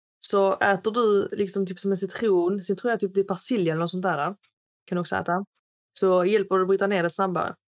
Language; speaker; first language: Swedish; non-native, fluent; Arabic